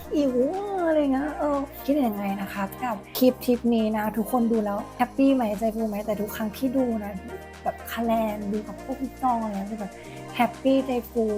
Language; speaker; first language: Thai; native; Thai